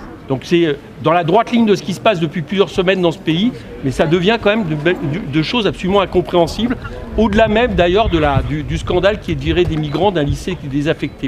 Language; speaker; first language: French; native; French